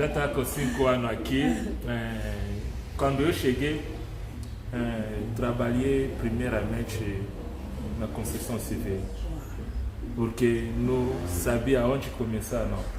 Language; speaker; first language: Portuguese; non-native, learner; Luba-Lulua